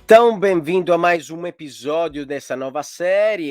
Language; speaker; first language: Portuguese; non-native, fluent; Italian